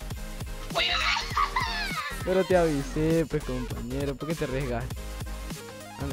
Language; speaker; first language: Spanish; native; Spanish